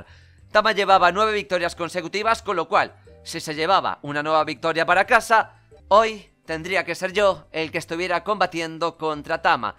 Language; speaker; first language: Spanish; native; Spanish